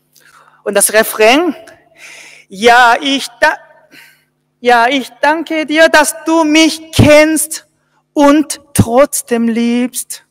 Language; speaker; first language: German; non-native, fluent; Korean